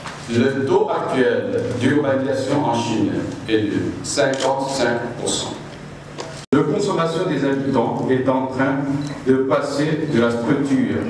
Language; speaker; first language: French; non-native, fluent; Chinese